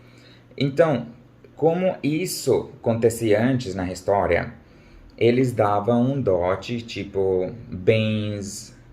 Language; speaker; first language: Portuguese; non-native, learner; Urdu